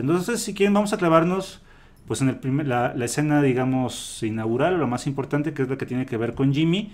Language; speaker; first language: Spanish; native; Spanish